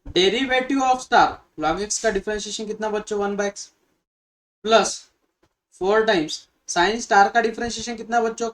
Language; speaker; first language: Hindi; non-native, local second language; Marathi